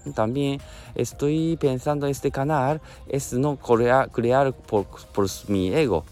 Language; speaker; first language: Spanish; non-native, learner; Japanese